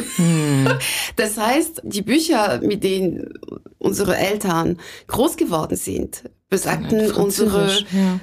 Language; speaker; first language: German; non-native, fluent; French